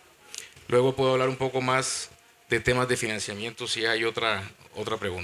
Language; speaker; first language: Spanish; native; Spanish